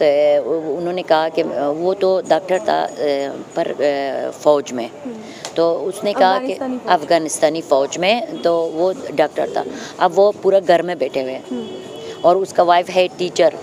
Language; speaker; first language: Hindi; non-native, fluent; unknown